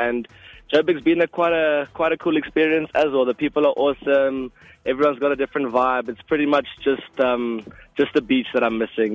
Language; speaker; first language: English; non-native, local second language; Afrikaans